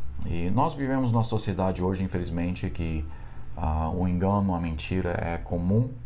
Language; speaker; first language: Portuguese; non-native, fluent; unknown